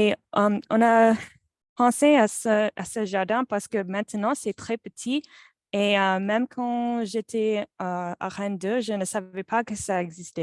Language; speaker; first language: French; non-native, fluent; English